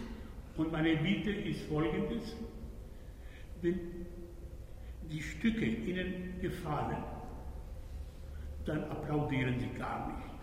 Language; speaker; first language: German; non-native, fluent; Italian